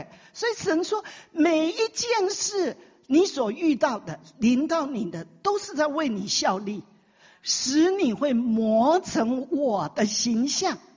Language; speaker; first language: Chinese; native; Chinese